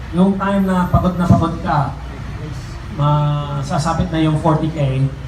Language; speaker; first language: Filipino; non-native, fluent; English